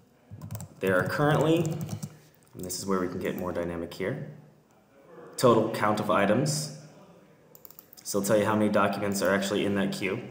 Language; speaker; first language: English; native; English